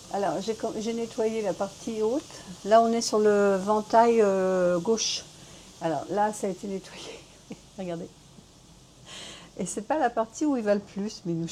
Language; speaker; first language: French; native; French